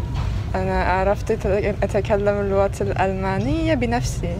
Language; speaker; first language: Arabic; non-native, learner; Turkish